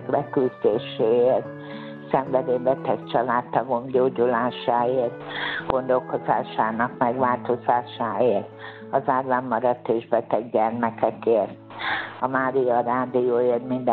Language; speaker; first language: Hungarian; native; Hungarian